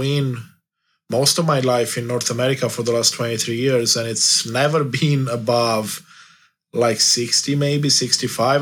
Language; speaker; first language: English; non-native, fluent; Romanian